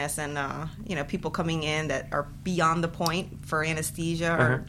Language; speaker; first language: English; early bilingual, other home language; Spanish